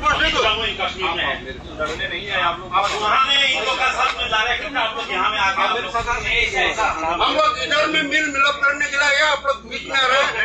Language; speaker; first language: Hindi; non-native, local second language; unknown